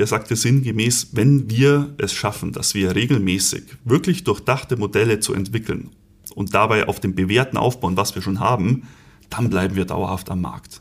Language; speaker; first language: German; native; German